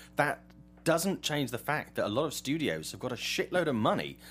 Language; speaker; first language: English; native; English